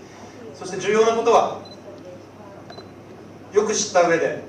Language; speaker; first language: Japanese; native; Japanese